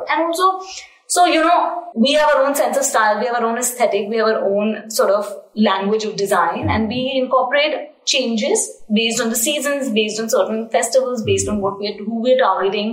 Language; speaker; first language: English; non-native, local second language; Hindi